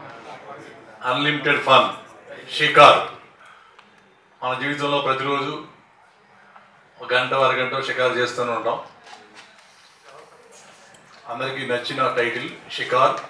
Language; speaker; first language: Telugu; native; Telugu